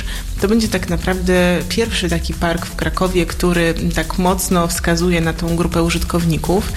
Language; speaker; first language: Polish; native; Polish